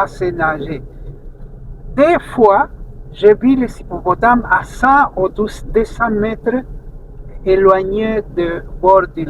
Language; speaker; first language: French; non-native, fluent; Spanish